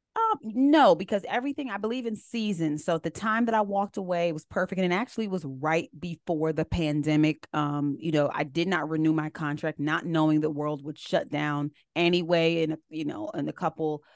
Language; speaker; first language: English; native; English